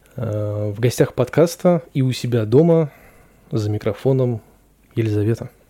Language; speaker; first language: Russian; native; Russian